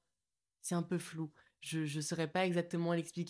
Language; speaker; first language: French; native; French